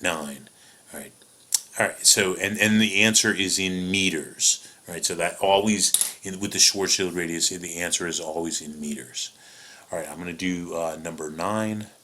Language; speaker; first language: English; native; English